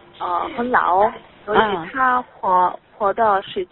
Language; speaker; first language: Chinese; non-native, learner; Korean